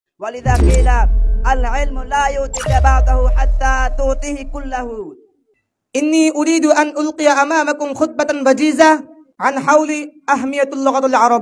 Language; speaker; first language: Arabic; non-native, learner; Bangla